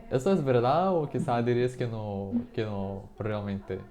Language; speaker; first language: Spanish; non-native, fluent; Portuguese